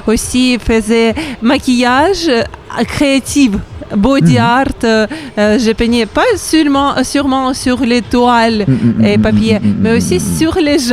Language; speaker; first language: French; non-native, learner; Ukrainian